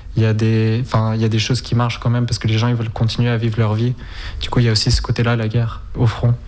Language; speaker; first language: French; non-native, fluent; Spanish